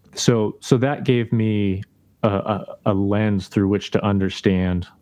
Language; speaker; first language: English; native; English